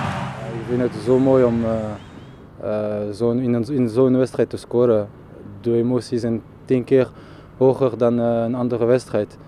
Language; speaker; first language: Dutch; non-native, fluent; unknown